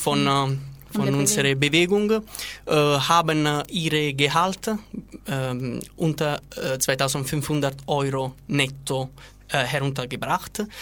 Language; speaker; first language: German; non-native, learner; Italian